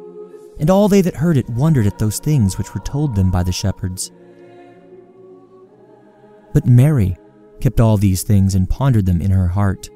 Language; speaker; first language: English; native; English